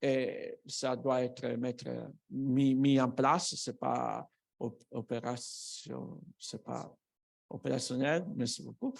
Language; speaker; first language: French; non-native, fluent; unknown